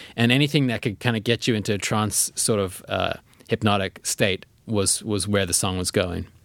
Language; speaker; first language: English; native; English